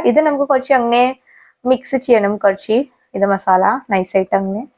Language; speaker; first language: Malayalam; non-native, fluent; Hindi